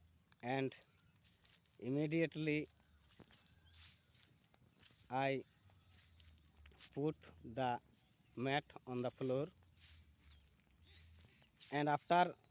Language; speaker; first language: English; non-native, learner; Bangla